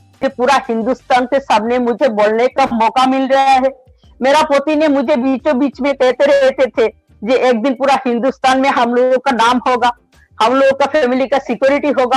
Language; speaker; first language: Hindi; non-native, local second language; Bangla